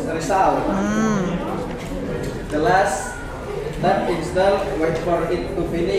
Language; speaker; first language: English; non-native, learner; Indonesian